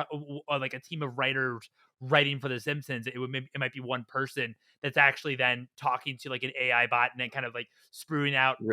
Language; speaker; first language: English; native; English